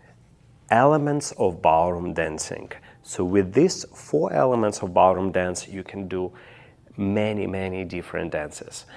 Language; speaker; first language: English; non-native, fluent; Russian